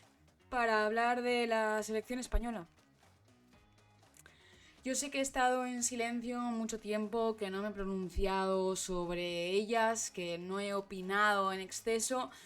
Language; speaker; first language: Spanish; native; Spanish